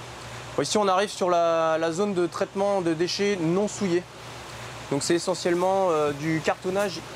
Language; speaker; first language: French; native; French